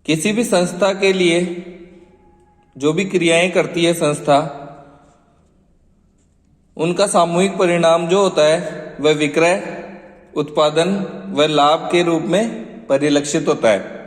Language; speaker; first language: Hindi; native; Hindi